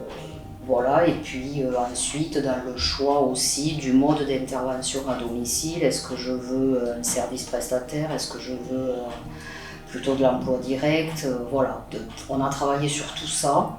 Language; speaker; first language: French; native; French